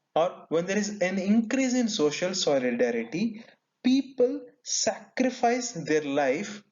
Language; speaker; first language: English; non-native, local second language; Kannada